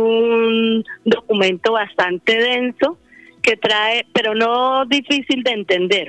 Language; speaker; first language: Spanish; native; Spanish